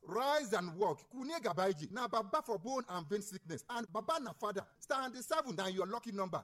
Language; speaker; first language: Nigerian Pidgin; non-native, local second language; Igbo